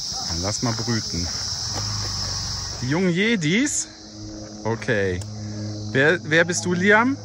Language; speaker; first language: German; native; German